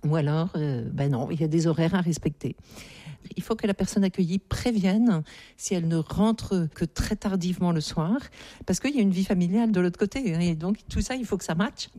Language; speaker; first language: French; native; French